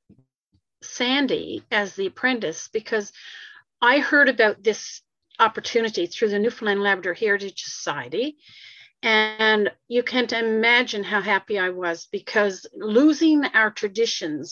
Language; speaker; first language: English; native; English